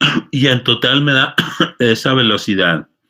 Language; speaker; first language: Spanish; native; Spanish